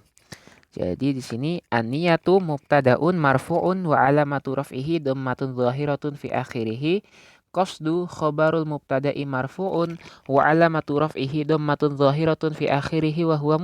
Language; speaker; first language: Arabic; non-native, fluent; Indonesian